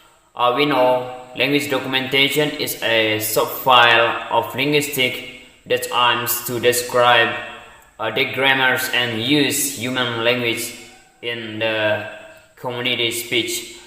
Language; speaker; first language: English; non-native, learner; Indonesian